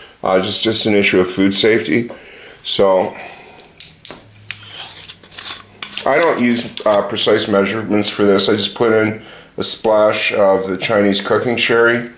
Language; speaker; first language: English; native; English